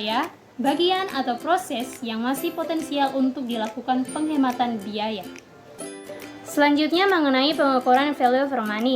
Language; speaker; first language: Indonesian; native; Indonesian